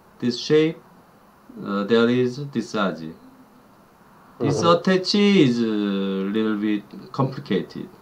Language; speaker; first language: English; non-native, learner; Korean